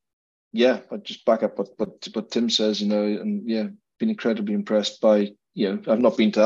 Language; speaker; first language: English; native; English